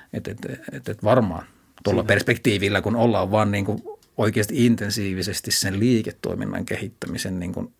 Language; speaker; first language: Finnish; native; Finnish